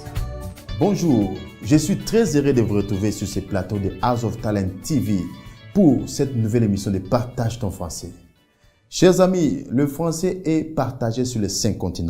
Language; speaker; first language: French; non-native, fluent; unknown